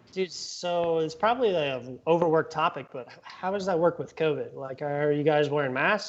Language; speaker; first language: English; native; English